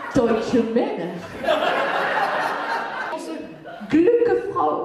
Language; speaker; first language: German; non-native, learner; French